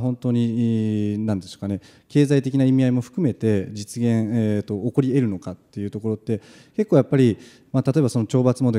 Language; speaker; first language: Japanese; native; Japanese